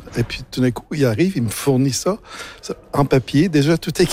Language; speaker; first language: French; native; French